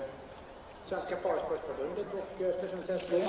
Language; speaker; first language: Swedish; native; Swedish